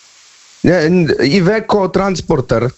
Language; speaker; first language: German; non-native, learner; Polish